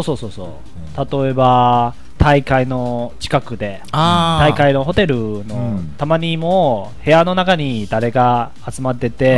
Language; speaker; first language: Japanese; non-native, learner; Chinese